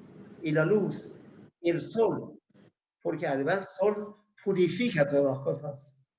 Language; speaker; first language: Spanish; non-native, learner; Persian